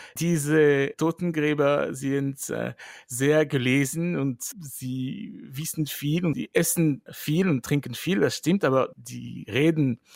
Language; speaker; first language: German; non-native, fluent; French